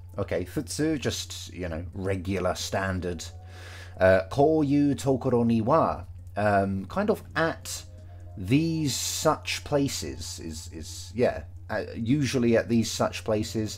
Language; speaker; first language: English; native; English